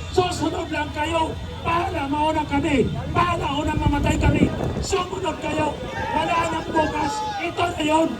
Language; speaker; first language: Filipino; non-native, local second language; Cebuano